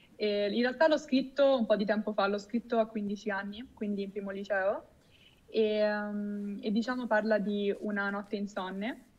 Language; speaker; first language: Italian; native; Italian